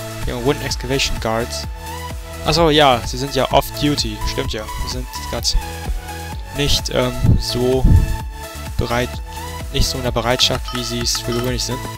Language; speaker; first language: German; native; German